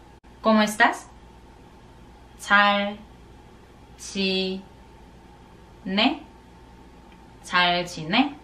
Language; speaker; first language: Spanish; non-native, fluent; Korean